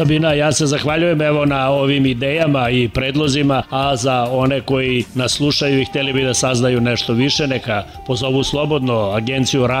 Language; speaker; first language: Serbian; native; Serbian